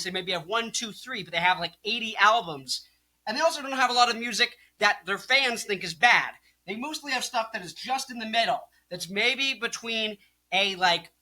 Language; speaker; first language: English; native; English